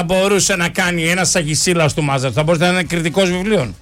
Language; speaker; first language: Greek; native; Greek